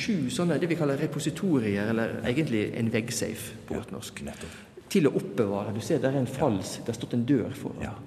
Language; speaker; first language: Norwegian; native; Norwegian